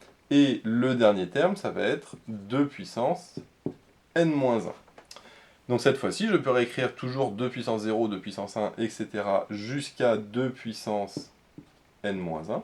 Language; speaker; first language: French; native; French